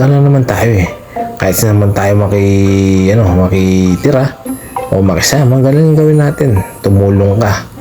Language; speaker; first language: Filipino; non-native, local second language; Pampanga